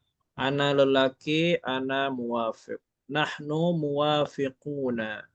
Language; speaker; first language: Arabic; non-native, fluent; Malay